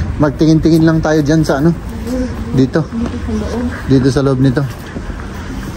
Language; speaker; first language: Filipino; native; Filipino